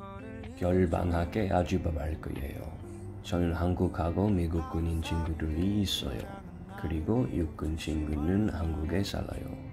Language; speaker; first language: Korean; non-native, learner; English